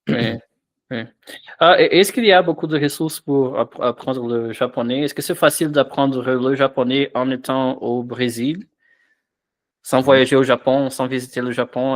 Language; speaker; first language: French; non-native, fluent; Portuguese